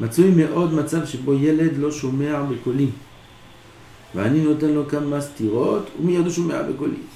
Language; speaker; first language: Hebrew; non-native, fluent; French